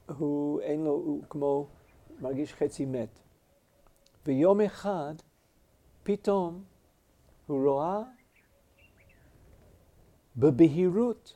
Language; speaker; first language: Hebrew; non-native, fluent; English